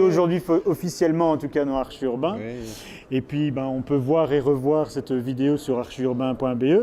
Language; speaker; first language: French; native; French